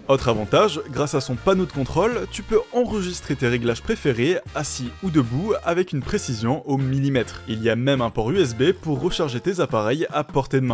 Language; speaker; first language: French; native; French